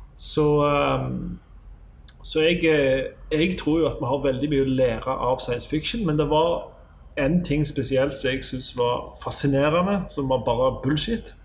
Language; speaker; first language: Norwegian; native; Norwegian